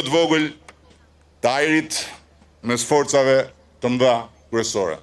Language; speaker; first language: Albanian; native; Albanian